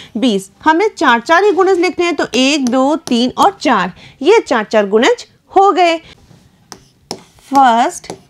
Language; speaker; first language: Hindi; native; Hindi